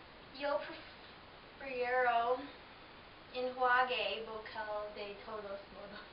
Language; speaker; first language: Spanish; non-native, learner; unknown